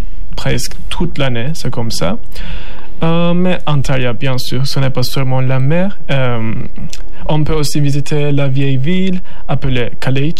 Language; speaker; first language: French; non-native, learner; Turkish